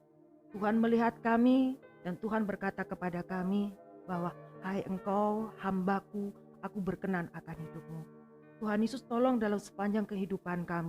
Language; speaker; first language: Indonesian; native; Indonesian